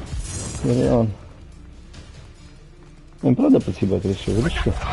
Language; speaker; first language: Russian; native; Russian